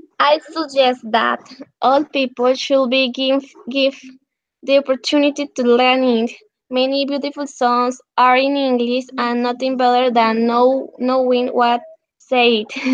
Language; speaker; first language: English; non-native, learner; Spanish